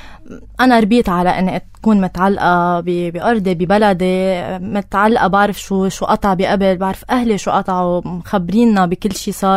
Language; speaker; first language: Arabic; native; Arabic